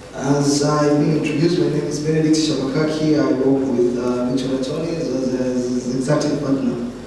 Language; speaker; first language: English; non-native, local second language; Swahili